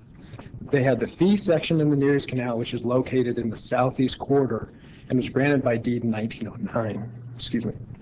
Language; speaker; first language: English; native; English